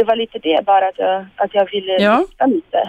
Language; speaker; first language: Swedish; non-native, fluent; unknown